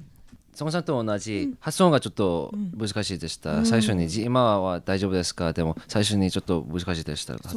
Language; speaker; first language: Japanese; non-native, learner; Korean